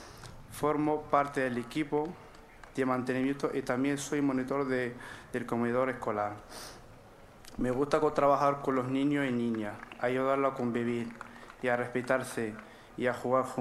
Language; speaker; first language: Spanish; non-native, fluent; Arabic